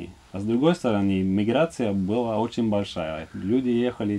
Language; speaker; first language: Russian; non-native, fluent; Norwegian